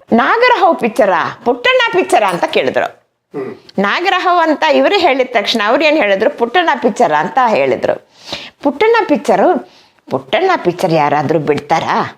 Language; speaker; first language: Kannada; non-native, fluent; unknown